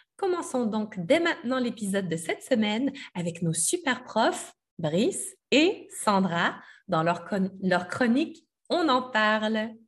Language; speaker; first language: French; native; French